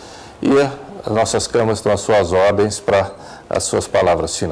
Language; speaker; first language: Portuguese; native; Portuguese